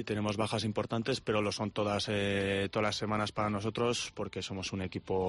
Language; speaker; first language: Spanish; native; Spanish